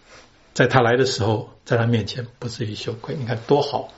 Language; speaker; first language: Chinese; native; Chinese